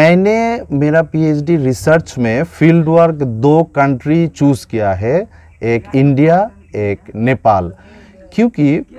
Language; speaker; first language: Hindi; non-native, fluent; Bangla